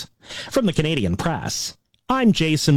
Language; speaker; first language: English; native; English